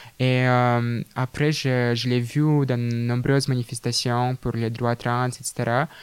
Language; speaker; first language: French; non-native, fluent; Russian